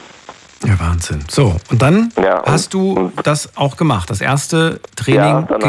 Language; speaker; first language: German; native; German